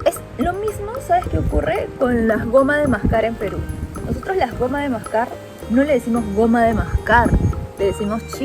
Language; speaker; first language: Spanish; native; Spanish